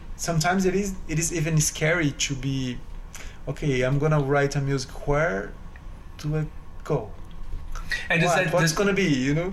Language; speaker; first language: English; non-native, fluent; Portuguese